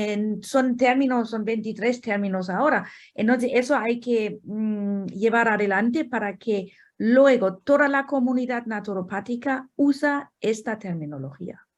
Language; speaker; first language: Spanish; non-native, fluent; German